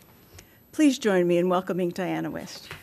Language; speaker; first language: English; native; English